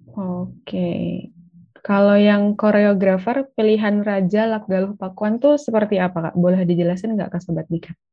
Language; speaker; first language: Indonesian; native; Indonesian